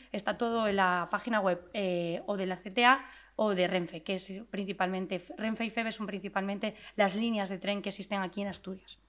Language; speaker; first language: Spanish; native; Spanish